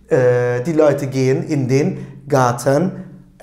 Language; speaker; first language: German; non-native, fluent; Turkish